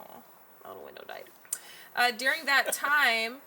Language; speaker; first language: English; native; English